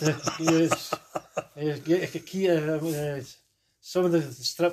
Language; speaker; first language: English; native; English